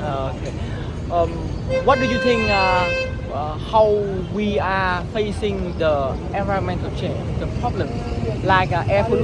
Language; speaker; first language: English; non-native, learner; Vietnamese